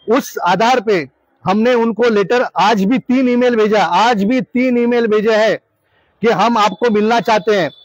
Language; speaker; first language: Hindi; non-native, local second language; Marathi